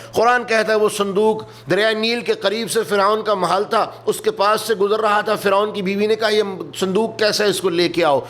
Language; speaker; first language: Urdu; native; Urdu